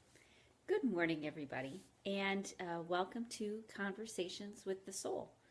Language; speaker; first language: English; native; English